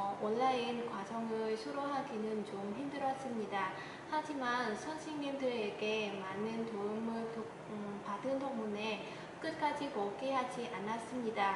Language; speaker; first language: Korean; non-native, learner; Vietnamese